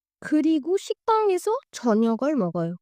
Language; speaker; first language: Korean; non-native, fluent; Hindi